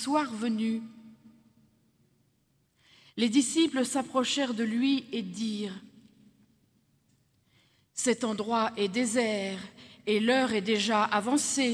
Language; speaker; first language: French; native; French